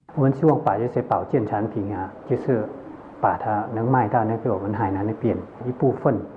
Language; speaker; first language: Chinese; early bilingual, heritage; Chinese